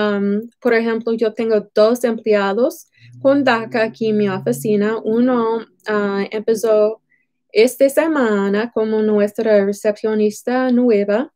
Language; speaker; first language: Spanish; non-native, fluent; English